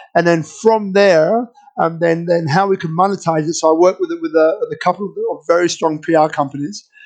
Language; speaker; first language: English; native; English